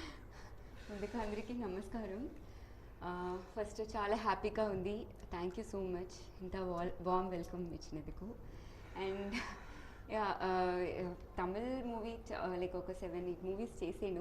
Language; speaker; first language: Telugu; non-native, learner; Tamil